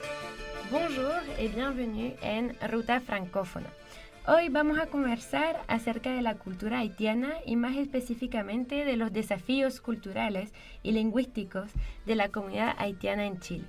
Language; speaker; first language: Spanish; non-native, fluent; French